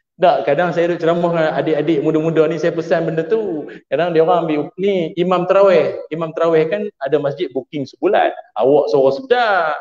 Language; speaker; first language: Malay; native; Malay